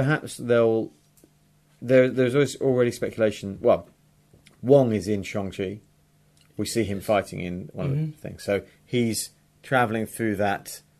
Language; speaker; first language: English; native; English